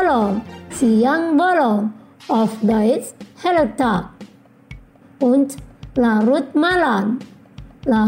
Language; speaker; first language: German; non-native, fluent; Indonesian